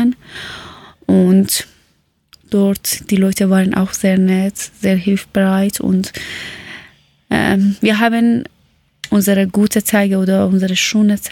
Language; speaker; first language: German; non-native, learner; Persian